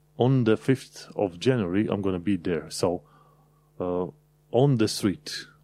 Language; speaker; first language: English; non-native, fluent; Romanian